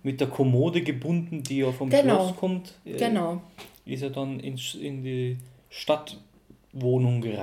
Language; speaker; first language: German; native; German